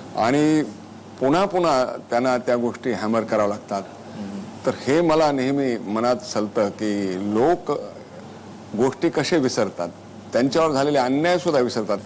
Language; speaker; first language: Marathi; native; Marathi